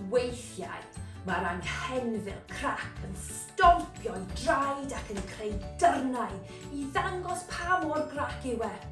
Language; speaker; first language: Welsh; non-native, local second language; English